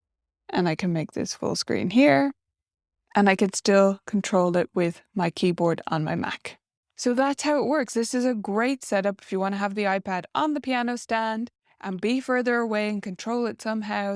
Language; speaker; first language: English; native; English